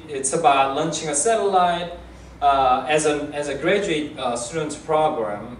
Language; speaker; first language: English; non-native, fluent; Korean